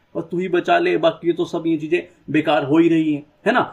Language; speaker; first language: Hindi; native; Hindi